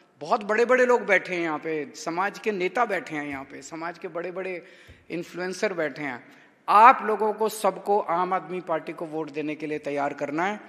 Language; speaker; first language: Hindi; native; Hindi